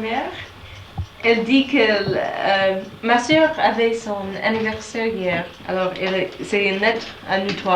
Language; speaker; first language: French; non-native, learner; English